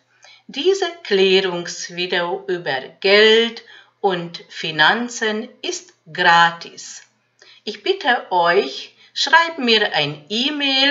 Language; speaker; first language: German; non-native, fluent; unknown